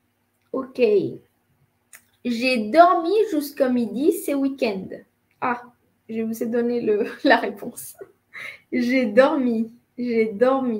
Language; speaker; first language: French; non-native, fluent; Spanish